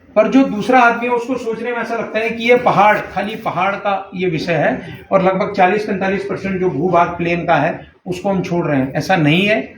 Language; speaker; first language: Hindi; native; Hindi